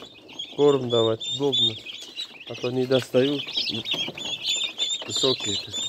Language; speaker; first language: Russian; non-native, learner; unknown